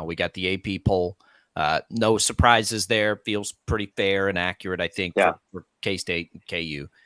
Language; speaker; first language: English; native; English